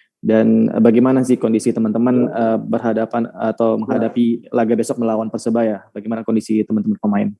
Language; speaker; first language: Indonesian; native; Indonesian